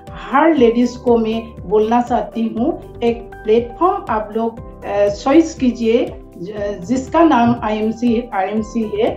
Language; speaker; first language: Hindi; non-native, local second language; Assamese